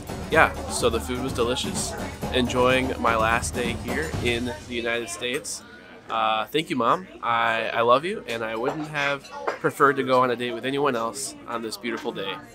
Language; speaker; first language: English; native; English